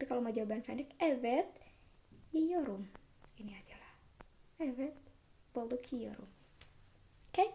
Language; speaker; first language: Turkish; non-native, fluent; Indonesian